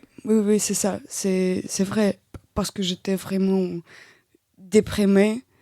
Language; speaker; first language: French; non-native, learner; Russian